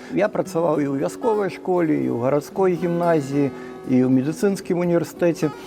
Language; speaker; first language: Belarusian; non-native, local second language; Russian